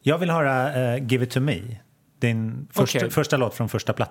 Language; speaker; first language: Swedish; native; Swedish